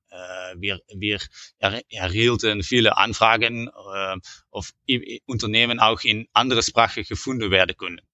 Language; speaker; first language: German; non-native, learner; Dutch